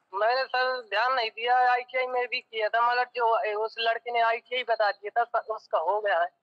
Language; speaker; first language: Hindi; native; Hindi